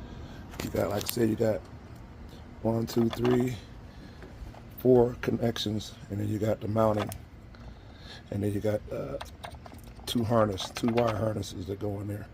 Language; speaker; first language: English; native; English